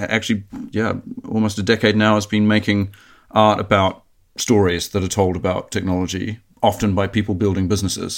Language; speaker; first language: English; native; English